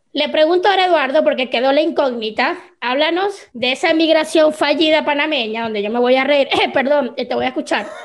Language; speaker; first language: Spanish; native; Spanish